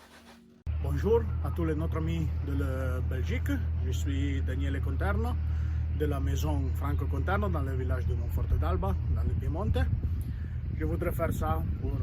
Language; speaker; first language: French; non-native, learner; Italian